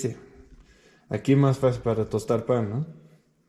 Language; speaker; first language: Spanish; non-native, learner; English